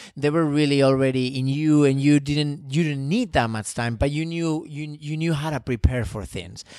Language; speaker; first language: English; non-native, fluent; Spanish